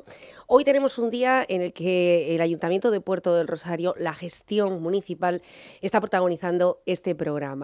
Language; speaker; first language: Spanish; native; Spanish